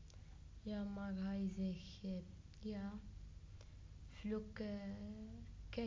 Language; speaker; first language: Dutch; non-native, learner; Arabic